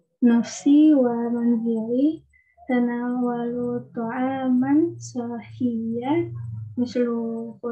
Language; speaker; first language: Arabic; non-native, learner; Indonesian